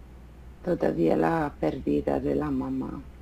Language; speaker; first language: Spanish; non-native, fluent; Italian